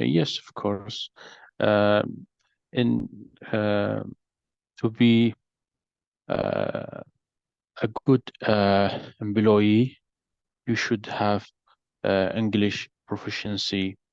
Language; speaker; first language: English; non-native, learner; Arabic